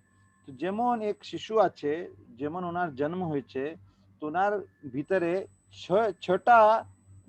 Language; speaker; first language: Bangla; non-native, learner; Hindi